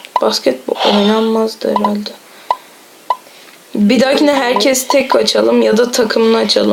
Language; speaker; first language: Turkish; native; Turkish